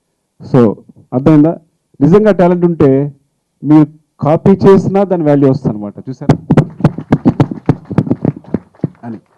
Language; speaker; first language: Telugu; native; Telugu